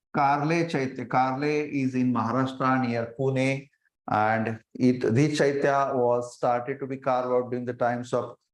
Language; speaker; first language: English; non-native, local second language; Marathi